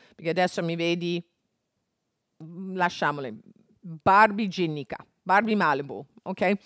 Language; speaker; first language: Italian; non-native, fluent; English